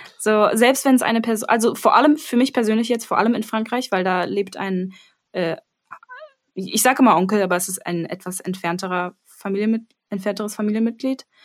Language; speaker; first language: German; early bilingual, other home language; Armenian